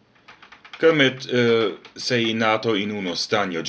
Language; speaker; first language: Italian; non-native, learner; German